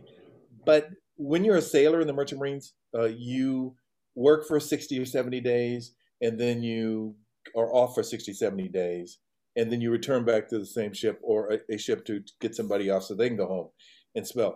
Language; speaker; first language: English; native; English